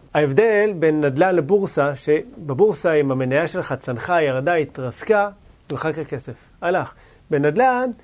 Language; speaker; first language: Hebrew; native; Hebrew